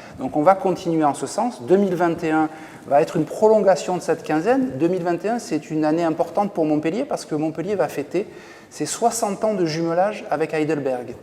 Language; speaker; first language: French; native; French